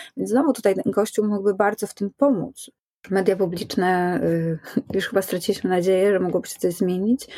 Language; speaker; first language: Polish; native; Polish